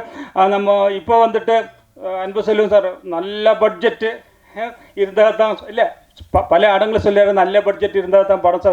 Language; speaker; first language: Tamil; non-native, learner; Malayalam